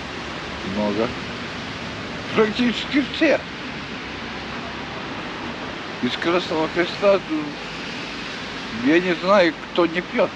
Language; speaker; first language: Russian; non-native, local second language; Latvian